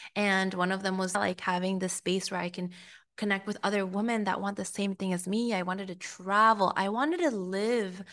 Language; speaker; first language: English; early bilingual, other home language; Spanish